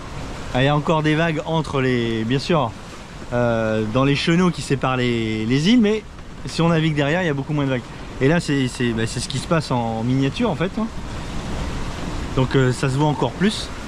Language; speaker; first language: French; native; French